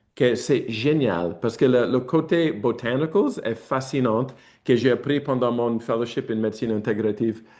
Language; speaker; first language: French; non-native, fluent; English